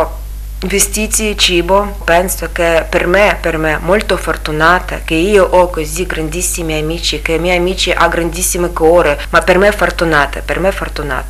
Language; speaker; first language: Italian; non-native, learner; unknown